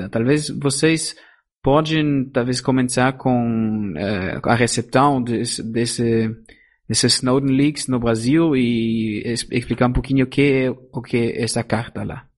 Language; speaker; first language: Portuguese; non-native, fluent; German